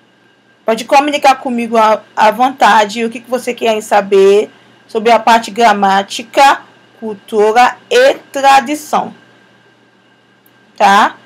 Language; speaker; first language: Portuguese; non-native, fluent; Yoruba